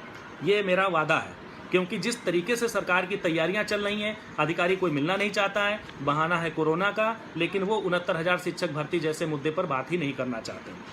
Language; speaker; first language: Hindi; native; Hindi